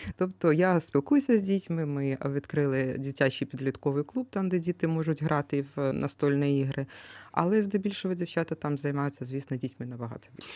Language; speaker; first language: Ukrainian; native; Ukrainian